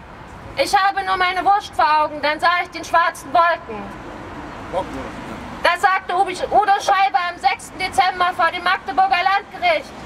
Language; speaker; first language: German; native; German